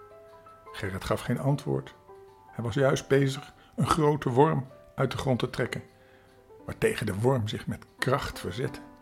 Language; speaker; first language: Dutch; native; Dutch